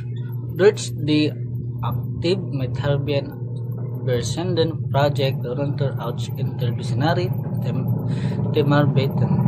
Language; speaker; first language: German; non-native, learner; Filipino